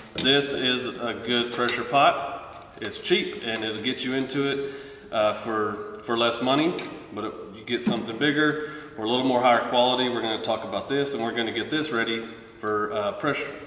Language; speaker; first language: English; native; English